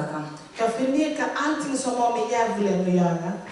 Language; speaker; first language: Swedish; non-native, fluent; Lingala